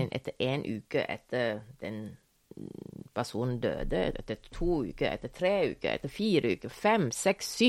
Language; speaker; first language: Norwegian; non-native, fluent; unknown